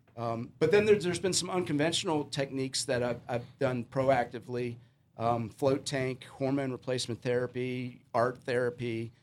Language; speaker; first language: English; native; English